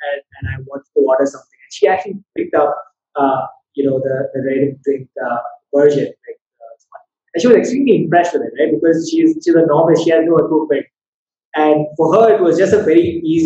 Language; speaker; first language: English; non-native, local second language; Tamil